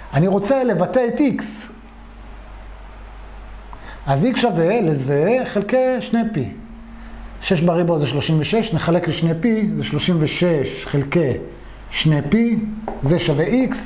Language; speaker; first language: Hebrew; native; Hebrew